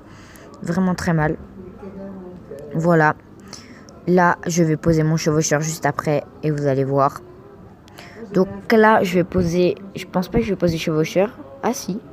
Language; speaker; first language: French; native; French